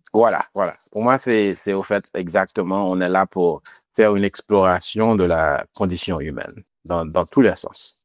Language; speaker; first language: French; non-native, local second language; Haitian Creole